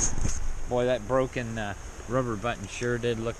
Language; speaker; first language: English; native; English